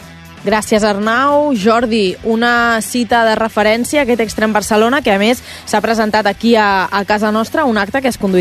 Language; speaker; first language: Catalan; native; Catalan